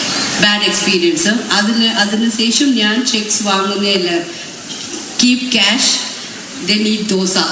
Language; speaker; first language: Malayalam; non-native, local second language; Tamil